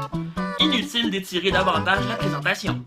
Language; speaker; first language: French; native; French